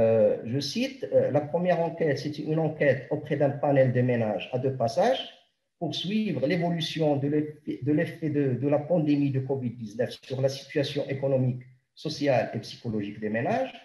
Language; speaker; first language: French; non-native, local second language; Arabic